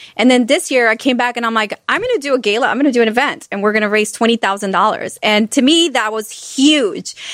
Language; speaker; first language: English; non-native, fluent; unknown